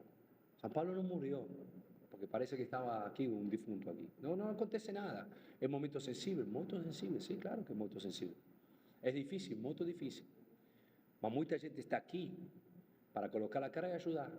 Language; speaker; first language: Portuguese; non-native, fluent; Spanish